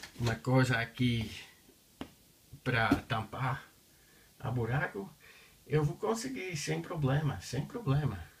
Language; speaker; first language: Portuguese; non-native, learner; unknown